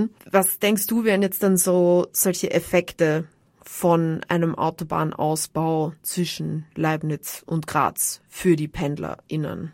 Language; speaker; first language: German; native; German